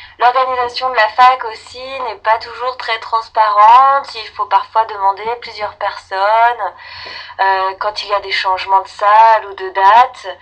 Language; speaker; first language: French; native; French